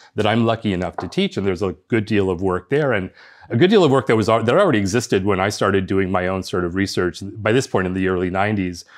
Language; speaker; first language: English; early bilingual, other home language; Spanish